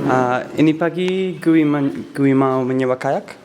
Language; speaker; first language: Indonesian; non-native, learner; English